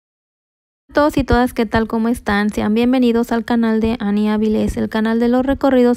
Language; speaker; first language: Spanish; native; Spanish